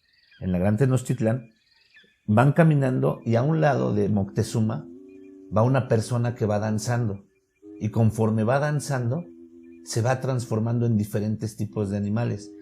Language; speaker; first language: Spanish; native; Spanish